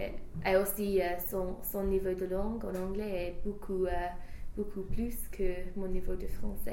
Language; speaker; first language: French; non-native, fluent; English